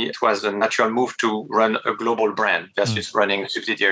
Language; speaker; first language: English; non-native, fluent; French